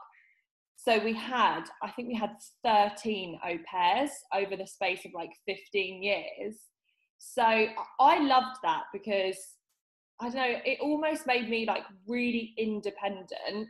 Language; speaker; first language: English; native; English